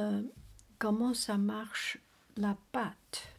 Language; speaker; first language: French; non-native, learner; Chinese